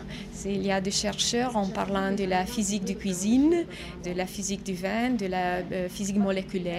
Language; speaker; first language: French; non-native, fluent; Italian